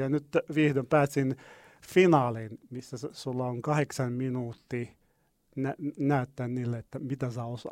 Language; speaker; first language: Finnish; non-native, learner; Arabic